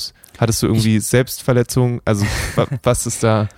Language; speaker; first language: German; native; German